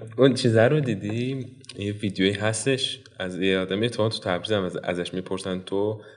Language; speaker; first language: Persian; native; Persian